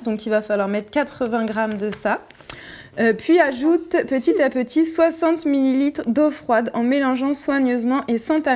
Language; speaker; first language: French; native; French